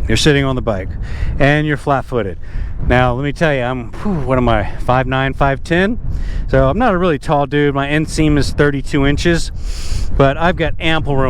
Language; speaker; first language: English; native; English